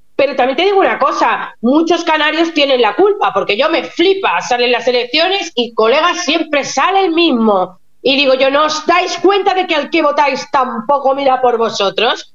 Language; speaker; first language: Spanish; native; Spanish